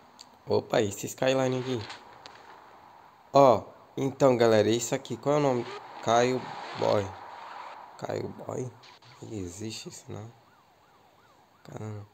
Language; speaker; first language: Portuguese; native; Portuguese